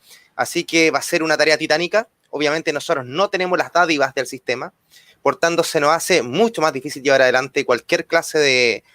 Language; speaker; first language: Spanish; native; Spanish